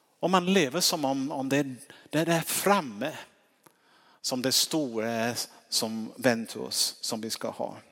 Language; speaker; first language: Swedish; non-native, fluent; English